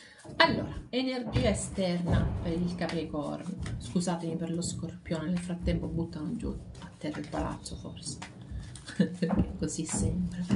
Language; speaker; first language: Italian; native; Italian